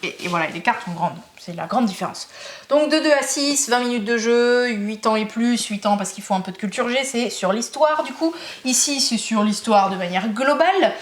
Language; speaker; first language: French; native; French